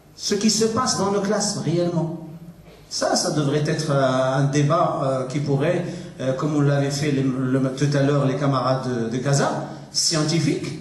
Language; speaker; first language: French; non-native, local second language; Arabic